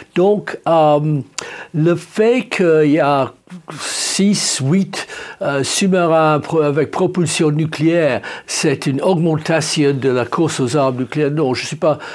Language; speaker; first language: French; non-native, fluent; English